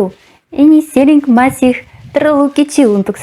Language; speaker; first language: Indonesian; non-native, fluent; Russian